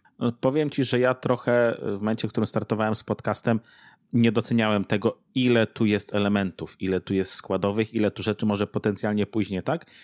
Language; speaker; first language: Polish; native; Polish